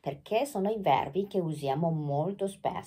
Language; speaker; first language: Italian; non-native, fluent; Japanese